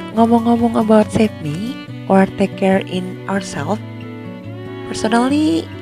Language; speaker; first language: English; non-native, learner; Indonesian